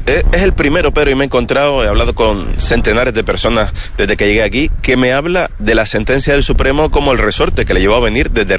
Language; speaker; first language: Spanish; native; Spanish